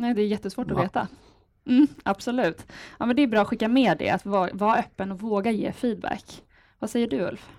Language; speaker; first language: Swedish; native; Swedish